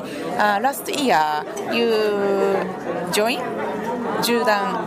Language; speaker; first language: English; non-native, learner; Japanese